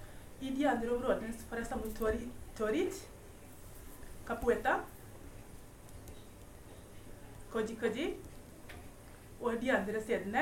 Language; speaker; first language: Norwegian; non-native, fluent; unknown